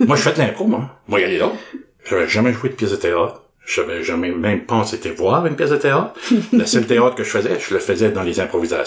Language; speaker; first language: French; native; French